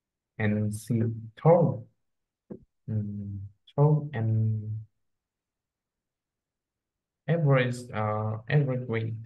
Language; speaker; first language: English; non-native, learner; Vietnamese